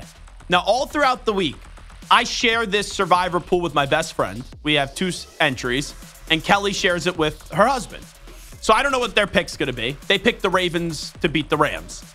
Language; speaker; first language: English; native; English